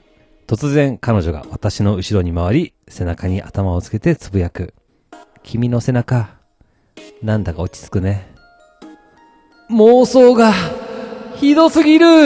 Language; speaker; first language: Japanese; native; Japanese